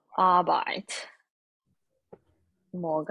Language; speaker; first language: German; non-native, learner; Chinese